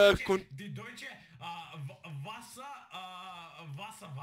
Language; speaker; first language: German; non-native, learner; Bulgarian